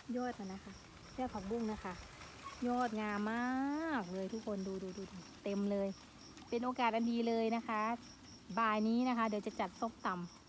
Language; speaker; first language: Thai; non-native, local second language; Northeastern Thai